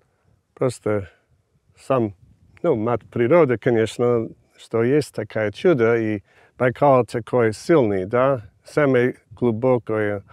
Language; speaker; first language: Russian; non-native, fluent; English